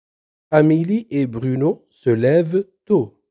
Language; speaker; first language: French; non-native, local second language; Arabic